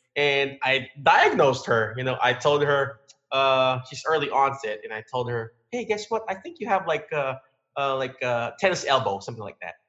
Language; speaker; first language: English; non-native, local second language; Filipino